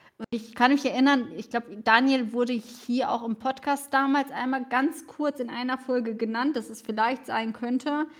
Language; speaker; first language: German; early bilingual, other home language; Russian